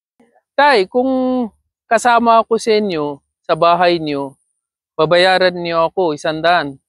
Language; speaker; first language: Filipino; non-native, learner; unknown